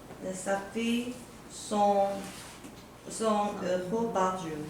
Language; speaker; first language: French; non-native, learner; Korean